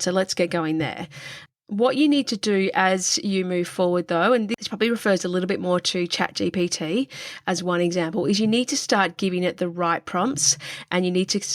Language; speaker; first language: English; native; English